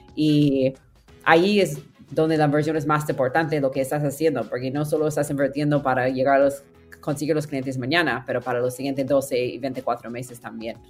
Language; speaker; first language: Spanish; non-native, fluent; English